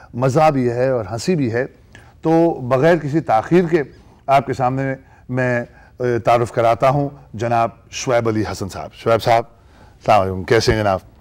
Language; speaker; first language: Urdu; native; Urdu